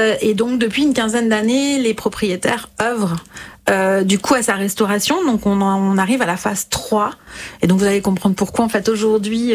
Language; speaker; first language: French; native; French